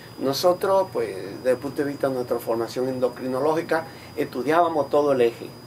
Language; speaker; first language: Spanish; native; Spanish